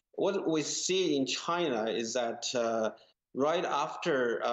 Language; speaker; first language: English; non-native, fluent; Chinese